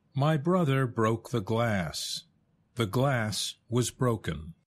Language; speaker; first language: English; native; English